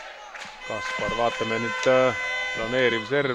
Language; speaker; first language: Estonian; native; Estonian